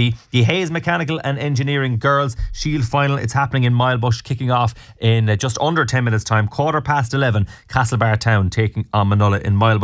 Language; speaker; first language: English; native; English